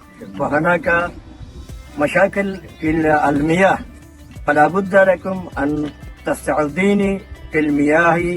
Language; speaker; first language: Arabic; non-native, fluent; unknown